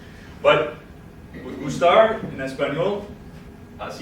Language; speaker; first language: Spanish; non-native, fluent; English